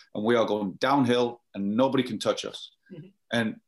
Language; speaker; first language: English; native; English